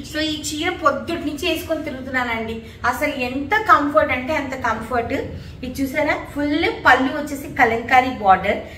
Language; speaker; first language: Telugu; native; Telugu